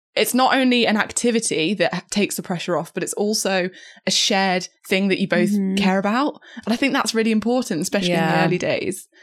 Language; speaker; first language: English; native; English